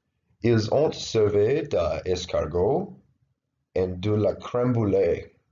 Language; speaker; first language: French; non-native, learner; English